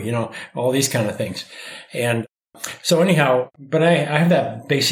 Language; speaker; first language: English; native; English